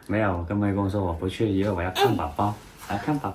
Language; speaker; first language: Chinese; non-native, local second language; Cantonese